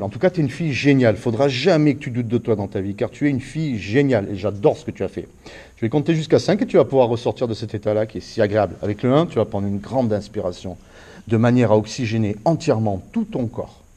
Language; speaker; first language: French; native; French